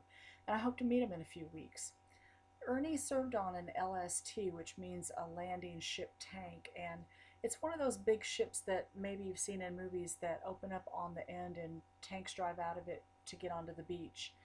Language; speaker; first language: English; native; English